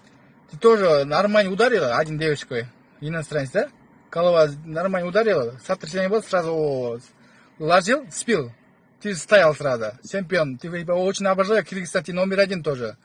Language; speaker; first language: Russian; non-native, local second language; Kyrgyz